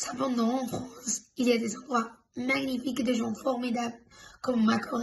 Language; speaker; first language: French; non-native, fluent; Spanish